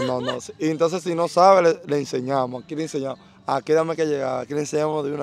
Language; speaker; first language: Spanish; native; Spanish